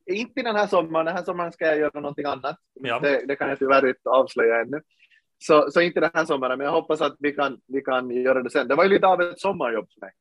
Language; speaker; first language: Swedish; native; Swedish